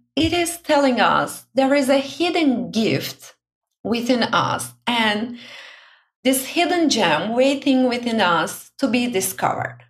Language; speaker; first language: English; non-native, fluent; Turkish